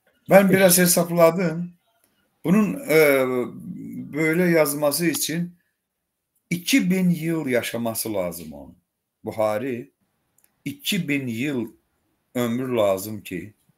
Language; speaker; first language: Turkish; non-native, learner; Azerbaijani